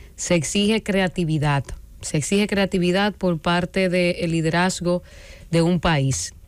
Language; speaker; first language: Spanish; native; Spanish